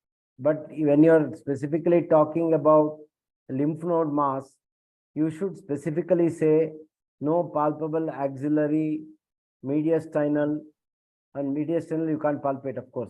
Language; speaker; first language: English; non-native, local second language; Kannada